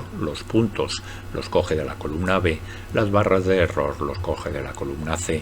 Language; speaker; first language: Spanish; native; Spanish